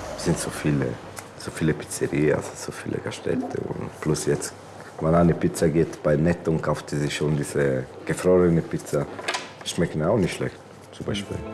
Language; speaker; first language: German; non-native, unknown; Italian